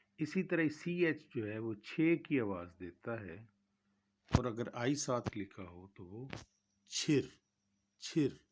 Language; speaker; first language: Urdu; native; Urdu